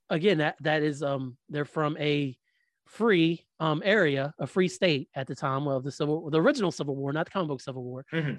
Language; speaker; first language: English; native; English